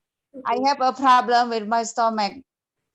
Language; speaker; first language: English; non-native, learner; Indonesian